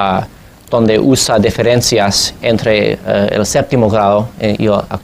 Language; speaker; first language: Spanish; non-native, fluent; English